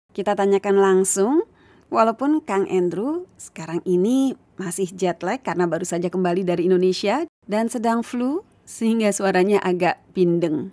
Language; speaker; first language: Indonesian; native; Indonesian